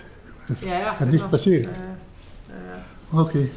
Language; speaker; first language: German; non-native, fluent; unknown